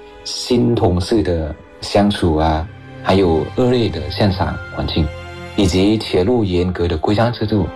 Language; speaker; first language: Chinese; non-native, fluent; Lao